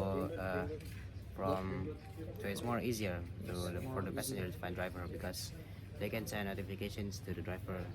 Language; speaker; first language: English; non-native, fluent; Indonesian